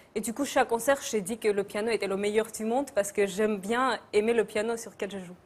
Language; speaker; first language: French; non-native, fluent; Georgian